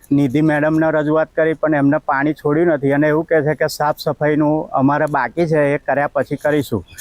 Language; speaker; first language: Gujarati; native; Gujarati